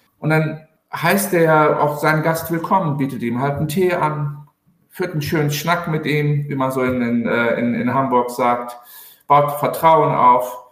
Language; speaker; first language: German; early bilingual, other home language; Turkish